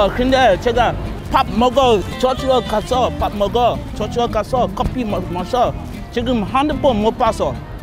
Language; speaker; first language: Korean; non-native, learner; English